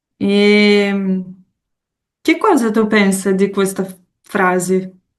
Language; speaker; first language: Italian; non-native, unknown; Portuguese